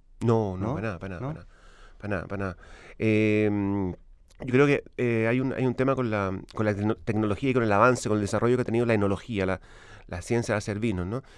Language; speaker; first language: Spanish; native; Spanish